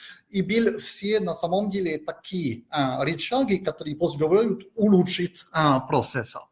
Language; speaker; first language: Russian; non-native, fluent; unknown